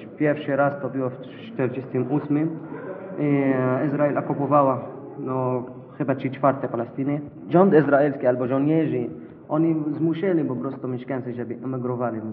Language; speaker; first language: Polish; non-native, learner; Arabic